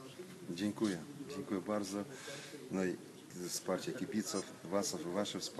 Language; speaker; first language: Polish; non-native, learner; Russian